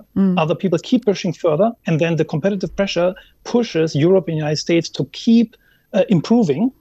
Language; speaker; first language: English; non-native, fluent; German